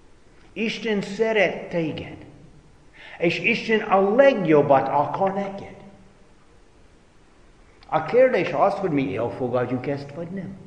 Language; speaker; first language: Hungarian; non-native, fluent; English